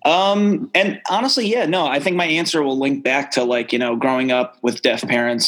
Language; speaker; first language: English; native; English